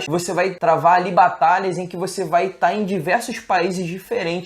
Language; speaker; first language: Portuguese; native; Portuguese